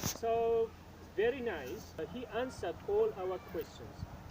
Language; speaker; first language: English; non-native, fluent; Tajik